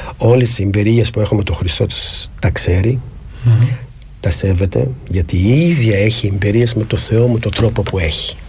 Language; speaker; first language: Greek; non-native, fluent; Arabic